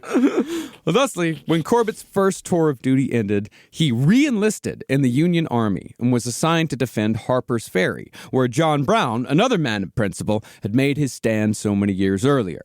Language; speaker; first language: English; native; English